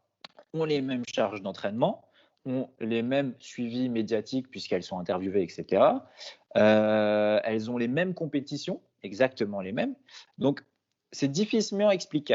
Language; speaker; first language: French; native; French